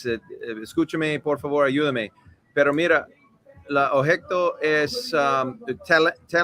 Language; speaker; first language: Spanish; non-native, learner; English